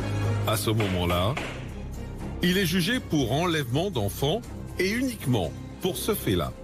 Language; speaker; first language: French; native; French